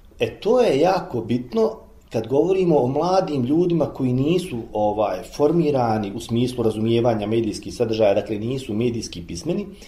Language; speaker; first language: Bosnian; native; Bosnian